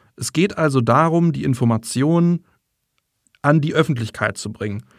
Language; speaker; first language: German; non-native, fluent; English